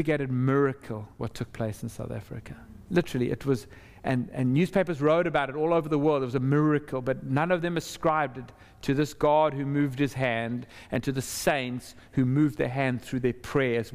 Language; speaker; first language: English; native; English